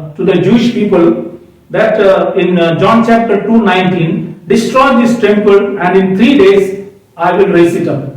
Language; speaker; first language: English; non-native, local second language; Hindi